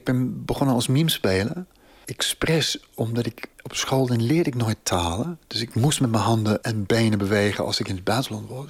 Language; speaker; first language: Dutch; non-native, fluent; English